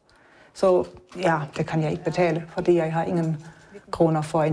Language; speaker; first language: Danish; non-native, learner; German